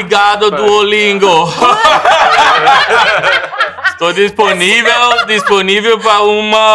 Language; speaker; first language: Portuguese; non-native, learner; Spanish